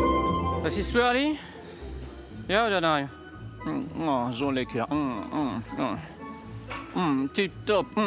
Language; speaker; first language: German; non-native, fluent; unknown